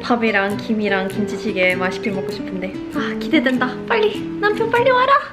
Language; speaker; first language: Korean; non-native, fluent; Swedish